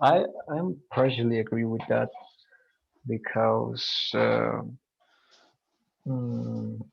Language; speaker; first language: English; non-native, learner; Spanish